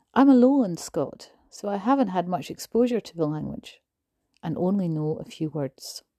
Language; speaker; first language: English; native; English